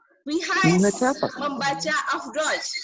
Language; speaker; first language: German; non-native, learner; Indonesian